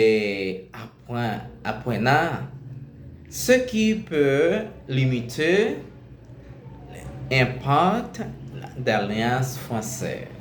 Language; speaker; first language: French; non-native, learner; Spanish